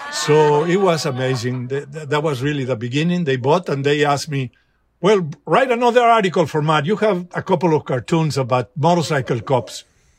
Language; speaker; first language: English; non-native, fluent; Spanish